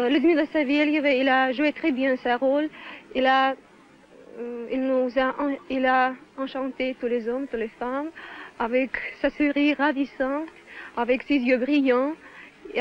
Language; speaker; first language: French; non-native, fluent; Russian